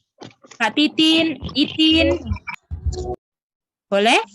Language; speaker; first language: Indonesian; native; Indonesian